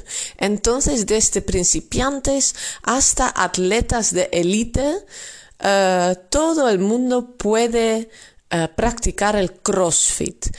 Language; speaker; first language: Spanish; non-native, fluent; Dutch